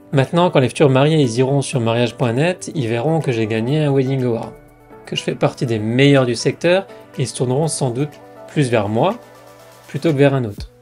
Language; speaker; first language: French; native; French